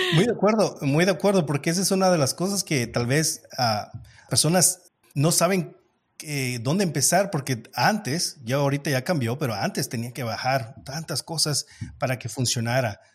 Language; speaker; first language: Spanish; early bilingual, heritage; Spanish